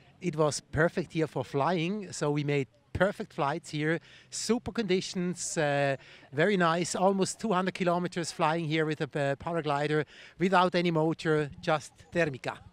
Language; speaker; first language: English; non-native, fluent; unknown